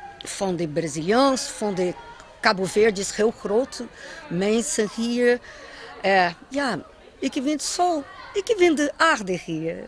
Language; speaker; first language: Dutch; non-native, learner; Portuguese